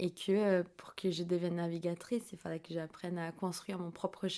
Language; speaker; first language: French; non-native, fluent; Portuguese